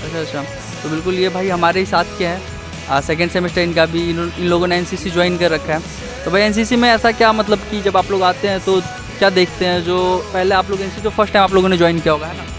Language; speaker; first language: Hindi; native; Hindi